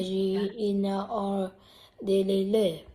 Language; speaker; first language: English; non-native, learner; Vietnamese